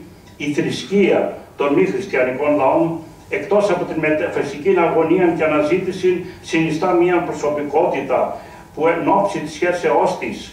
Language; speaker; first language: Greek; native; Greek